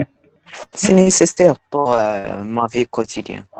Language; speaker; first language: French; non-native, learner; Arabic